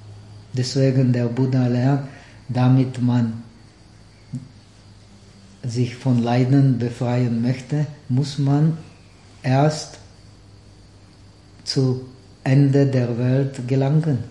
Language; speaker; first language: German; non-native, fluent; Czech